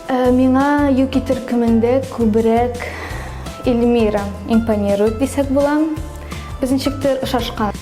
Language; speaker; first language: Tatar; native; Tatar